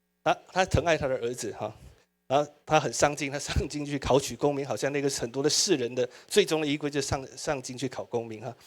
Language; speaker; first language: Chinese; native; Chinese